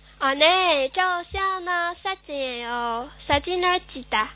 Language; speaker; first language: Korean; non-native, learner; Chinese